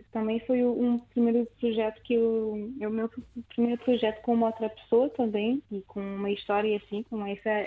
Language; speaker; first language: Portuguese; non-native, fluent; French